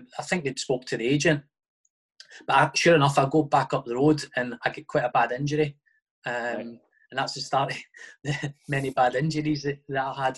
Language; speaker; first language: English; native; English